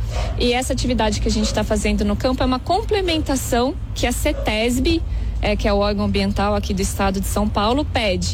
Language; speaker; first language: Portuguese; native; Portuguese